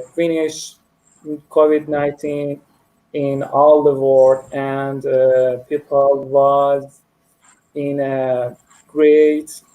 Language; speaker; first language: English; non-native, learner; Persian